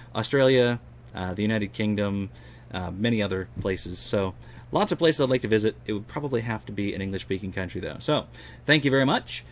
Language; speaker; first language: English; native; English